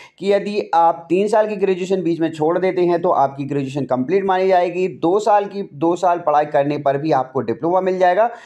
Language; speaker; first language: Hindi; native; Hindi